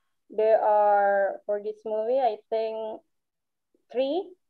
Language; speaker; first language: English; non-native, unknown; Indonesian